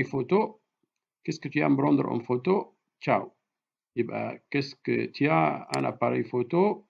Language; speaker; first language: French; non-native, fluent; Arabic